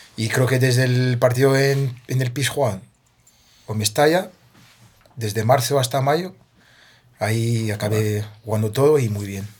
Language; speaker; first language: Spanish; non-native, fluent; French